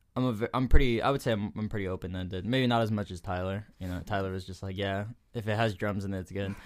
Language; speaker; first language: English; early bilingual, other home language; Spanish